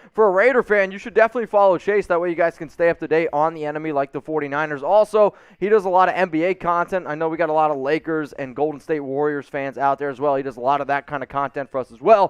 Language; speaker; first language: English; native; English